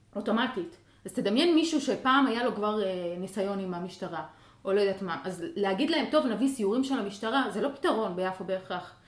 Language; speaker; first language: Hebrew; non-native, local second language; Arabic